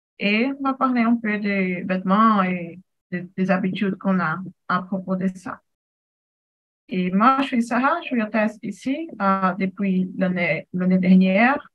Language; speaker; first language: French; non-native, fluent; Portuguese